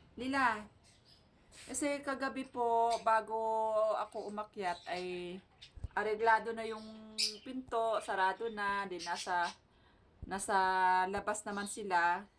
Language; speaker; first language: Filipino; non-native, local second language; Cebuano